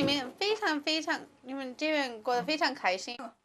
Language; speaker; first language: Chinese; non-native, learner; English